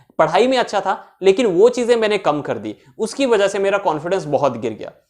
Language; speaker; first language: Hindi; native; Hindi